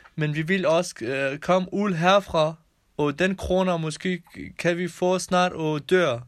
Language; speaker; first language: Danish; non-native, learner; Kurdish